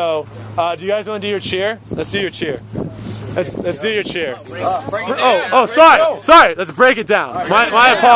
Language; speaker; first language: English; native; English